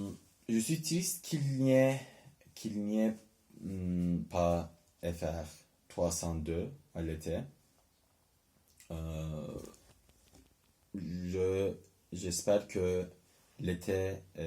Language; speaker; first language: French; non-native, learner; Turkish